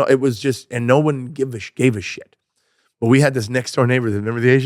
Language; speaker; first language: English; native; English